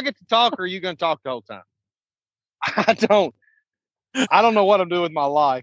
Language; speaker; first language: English; native; English